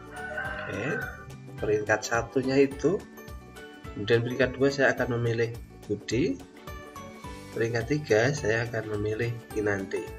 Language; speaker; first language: Indonesian; native; Indonesian